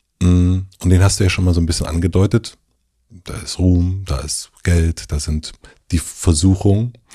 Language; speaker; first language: German; native; German